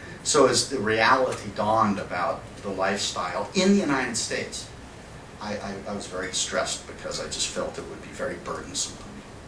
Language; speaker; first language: English; native; English